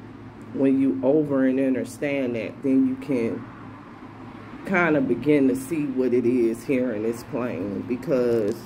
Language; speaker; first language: English; native; English